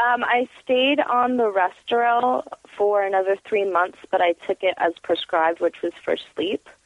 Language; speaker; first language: English; native; English